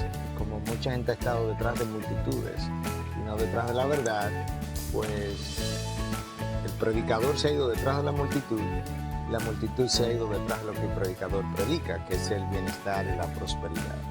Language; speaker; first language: Spanish; native; Spanish